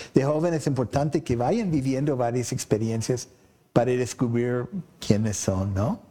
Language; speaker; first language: Spanish; non-native, fluent; English